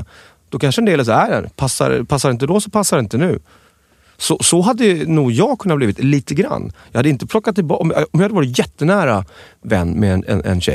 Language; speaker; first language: Swedish; native; Swedish